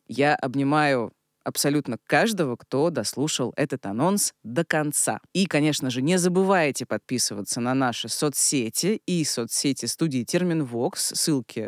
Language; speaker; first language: Russian; native; Russian